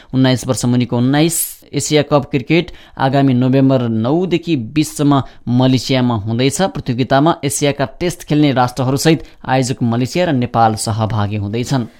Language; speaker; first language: Nepali; native; Nepali